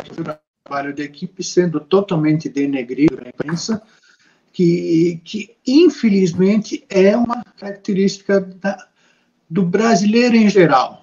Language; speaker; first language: Portuguese; native; Portuguese